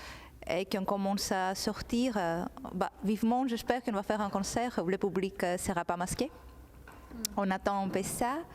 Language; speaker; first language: French; non-native, fluent; Greek